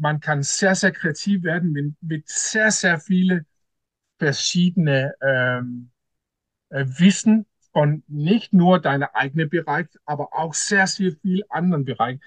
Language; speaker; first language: German; non-native, learner; Danish